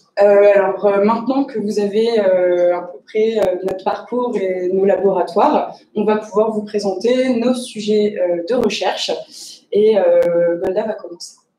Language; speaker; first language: French; native; French